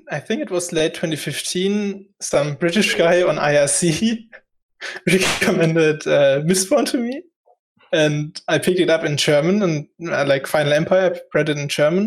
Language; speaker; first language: English; non-native, fluent; German